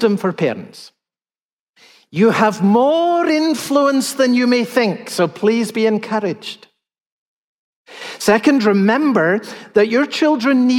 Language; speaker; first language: English; native; English